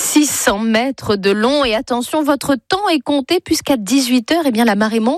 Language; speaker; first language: French; native; French